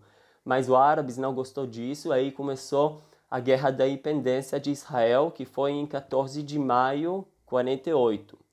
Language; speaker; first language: Portuguese; early bilingual, heritage; Hebrew